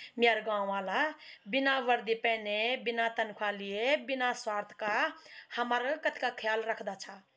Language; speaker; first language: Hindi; non-native, local second language; Garhwali